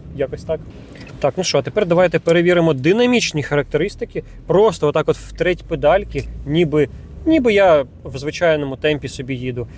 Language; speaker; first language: Ukrainian; non-native, local second language; Russian